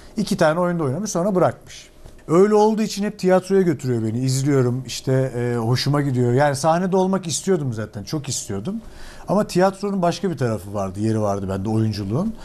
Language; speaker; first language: Turkish; native; Turkish